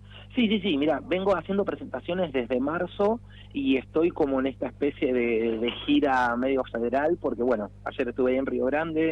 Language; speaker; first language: Spanish; native; Spanish